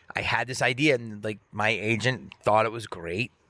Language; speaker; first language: English; native; English